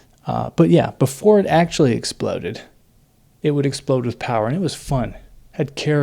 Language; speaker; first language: English; native; English